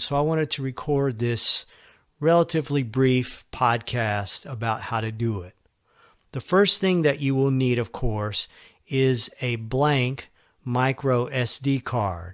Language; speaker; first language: English; native; English